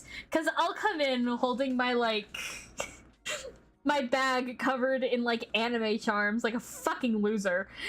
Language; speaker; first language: English; native; English